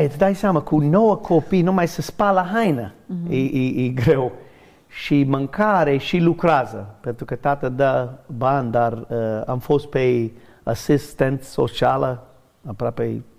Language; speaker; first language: Romanian; non-native, learner; English